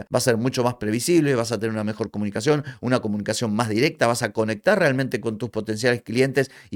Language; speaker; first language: Spanish; native; Spanish